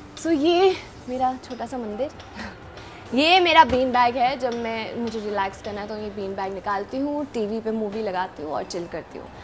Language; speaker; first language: Hindi; early bilingual, heritage; Hindi